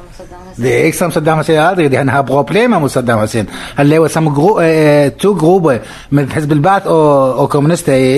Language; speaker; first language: Danish; non-native, learner; Arabic